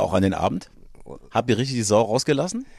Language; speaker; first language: German; native; German